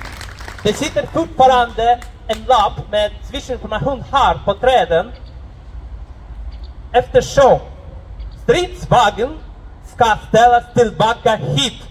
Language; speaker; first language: Swedish; non-native, fluent; Russian